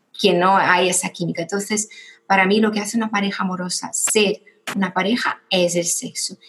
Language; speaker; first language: Spanish; non-native, fluent; Portuguese